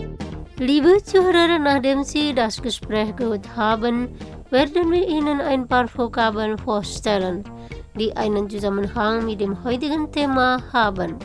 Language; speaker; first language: German; non-native, fluent; Indonesian